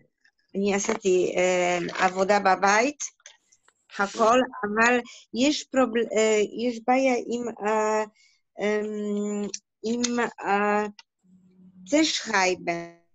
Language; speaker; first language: Hebrew; non-native, learner; Russian